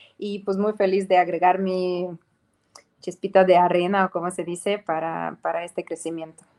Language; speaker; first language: Spanish; non-native, fluent; Ukrainian